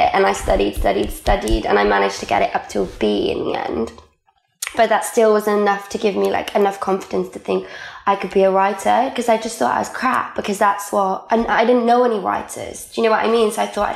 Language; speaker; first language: English; non-native, local second language; Welsh